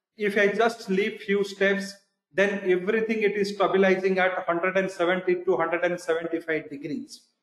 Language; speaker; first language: English; non-native, local second language; Odia